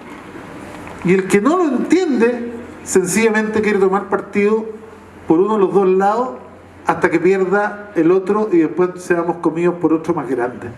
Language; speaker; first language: Spanish; native; Spanish